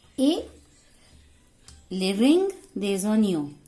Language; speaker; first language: French; non-native, learner; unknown